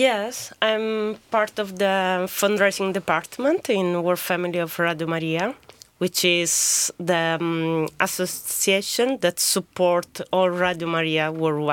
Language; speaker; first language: English; non-native, fluent; Italian